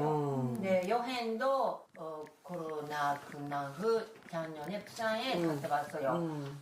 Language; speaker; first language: Korean; non-native, learner; Japanese